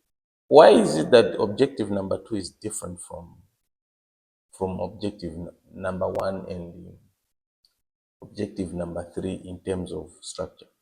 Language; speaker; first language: English; non-native, local second language; Nyanja